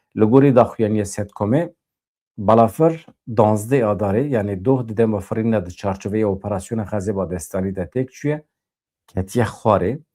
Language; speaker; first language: Kurdish; native; Kurdish